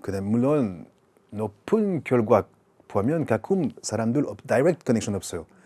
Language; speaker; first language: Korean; non-native, learner; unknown